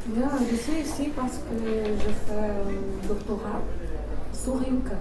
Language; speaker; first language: French; non-native, learner; Portuguese